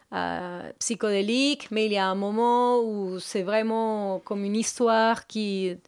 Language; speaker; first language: French; non-native, fluent; Spanish